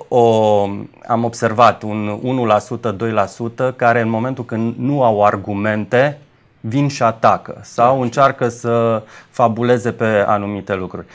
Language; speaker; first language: Romanian; native; Romanian